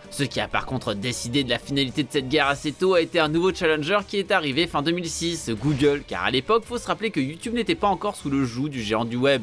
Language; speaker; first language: French; native; French